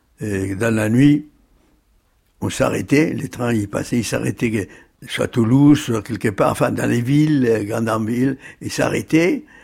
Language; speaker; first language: French; early bilingual, other home language; Spanish